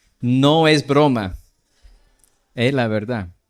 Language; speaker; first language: Spanish; non-native, fluent; English